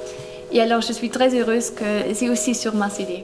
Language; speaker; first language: French; non-native, fluent; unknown